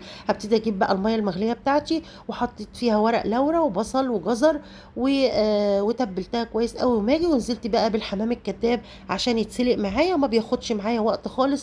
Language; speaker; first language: Arabic; native; Arabic